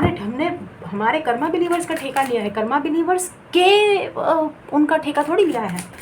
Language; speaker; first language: Hindi; non-native, local second language; Bangla